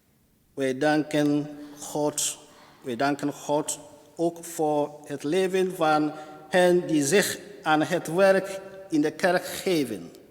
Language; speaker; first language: Dutch; non-native, fluent; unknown